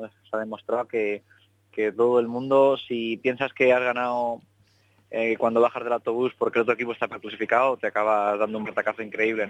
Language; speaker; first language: Spanish; native; Spanish